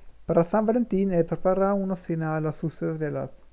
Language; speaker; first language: Spanish; non-native, learner; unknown